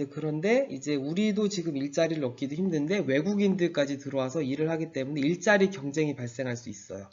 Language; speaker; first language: Korean; native; Korean